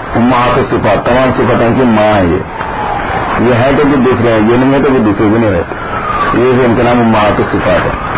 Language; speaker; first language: Urdu; native; Urdu